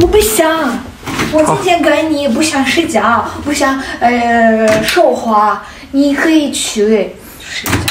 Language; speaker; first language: Chinese; non-native, learner; Russian